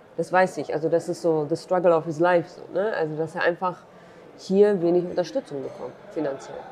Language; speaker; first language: German; early bilingual, other home language; Kurdish